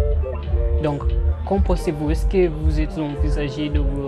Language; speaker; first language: French; non-native, fluent; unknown